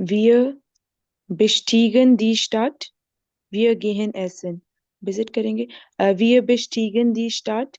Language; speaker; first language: German; non-native, learner; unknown